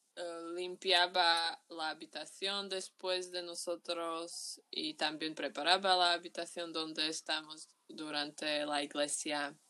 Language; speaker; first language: Spanish; non-native, fluent; Slovak